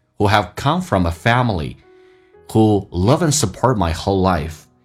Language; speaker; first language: English; non-native, fluent; Chinese